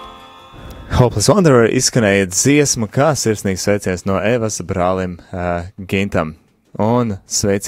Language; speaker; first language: Latvian; native; Latvian